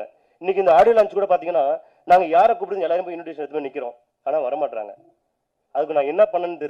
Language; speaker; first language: Tamil; native; Tamil